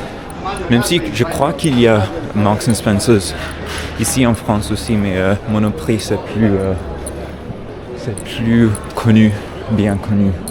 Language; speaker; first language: French; non-native, fluent; English